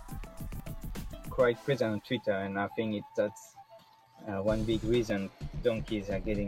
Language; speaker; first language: English; non-native, fluent; French